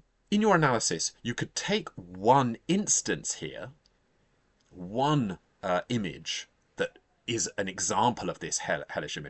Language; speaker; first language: English; native; English